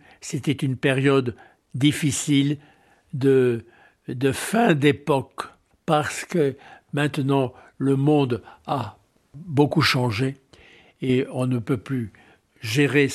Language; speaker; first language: French; native; French